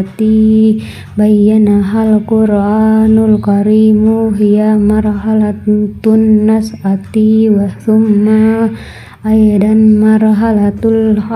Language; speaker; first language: Arabic; non-native, learner; Indonesian